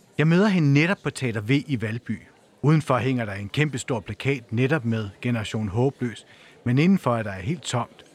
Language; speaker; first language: Danish; native; Danish